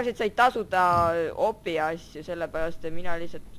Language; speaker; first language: Estonian; native; Estonian